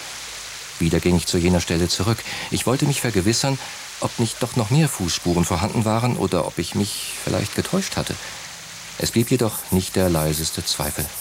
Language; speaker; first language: German; native; German